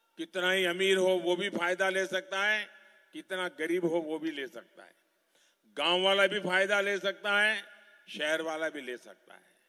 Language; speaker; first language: Hindi; non-native, local second language; Gujarati